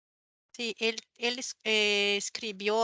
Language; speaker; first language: Spanish; non-native, fluent; Portuguese